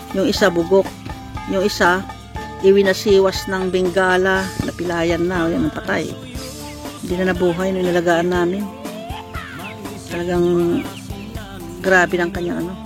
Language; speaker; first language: Filipino; non-native, local second language; Iloko